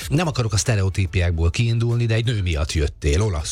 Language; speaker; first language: Hungarian; native; Hungarian